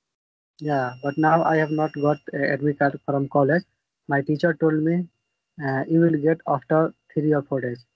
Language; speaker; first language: English; non-native, learner; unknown